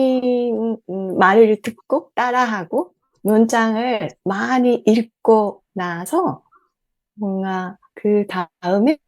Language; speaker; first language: Korean; non-native, fluent; Japanese